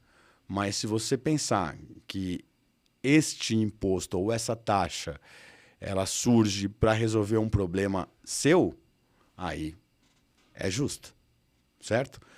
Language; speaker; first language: Portuguese; native; Portuguese